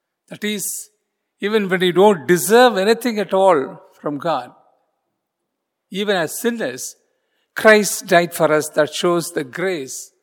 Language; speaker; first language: English; non-native, local second language; Tamil